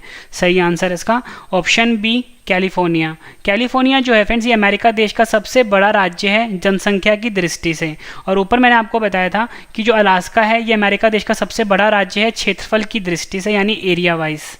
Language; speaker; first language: Hindi; native; Hindi